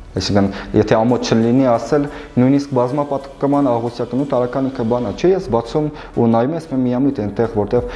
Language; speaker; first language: Armenian; non-native, local second language; Kurdish